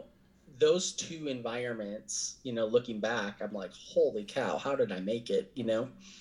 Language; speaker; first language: English; native; English